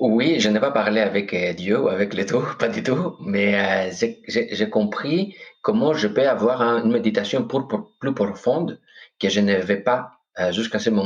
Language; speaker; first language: French; non-native, fluent; Greek